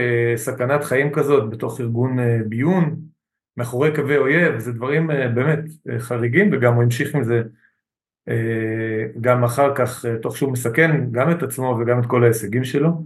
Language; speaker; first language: Hebrew; native; Hebrew